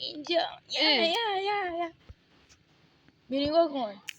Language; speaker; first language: Persian; native; Persian